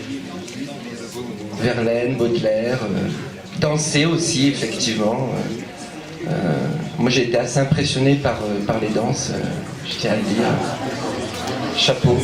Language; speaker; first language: French; native; French